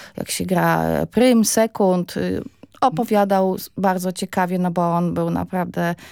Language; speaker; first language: Polish; native; Polish